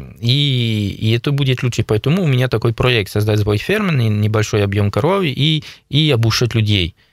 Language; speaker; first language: Russian; non-native, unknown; French